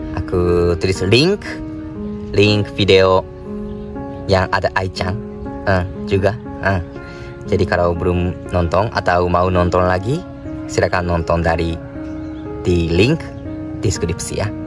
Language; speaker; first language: Indonesian; non-native, fluent; Japanese